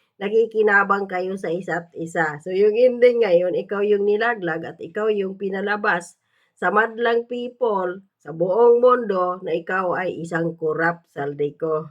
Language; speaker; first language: Filipino; native; Filipino